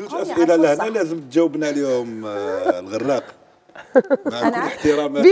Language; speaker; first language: Arabic; native; Arabic